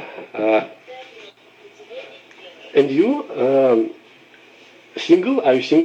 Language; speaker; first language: English; non-native, learner; Russian